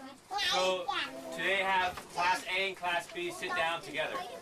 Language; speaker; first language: English; non-native, learner; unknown